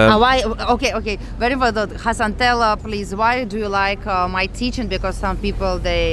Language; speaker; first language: English; non-native, fluent; Russian